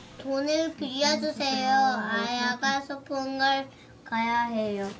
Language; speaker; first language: Korean; early bilingual, other home language; Arabic